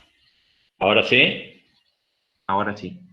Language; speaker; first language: Spanish; native; Spanish